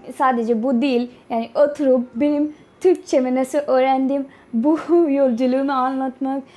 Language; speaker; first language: Turkish; non-native, fluent; Urdu